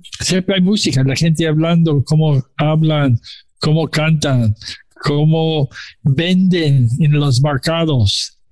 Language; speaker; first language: Spanish; non-native, learner; English